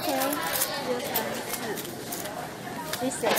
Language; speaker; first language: Chinese; non-native, learner; Filipino